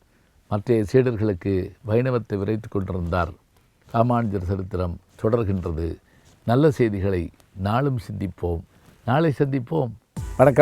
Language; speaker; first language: Tamil; native; Tamil